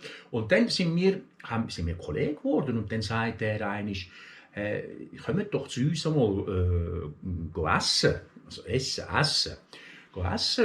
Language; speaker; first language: German; early bilingual, other home language; Turkish